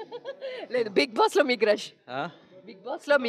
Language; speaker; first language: Telugu; native; Telugu